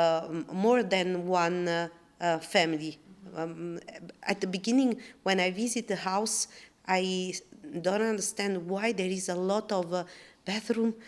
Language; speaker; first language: English; non-native, learner; Italian